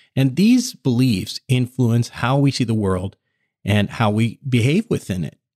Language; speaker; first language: English; native; English